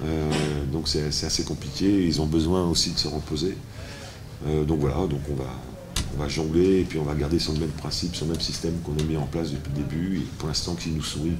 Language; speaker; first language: French; native; French